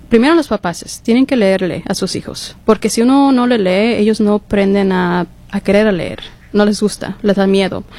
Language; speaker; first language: Spanish; early bilingual, heritage; English